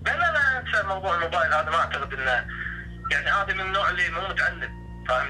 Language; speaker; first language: Arabic; native; Arabic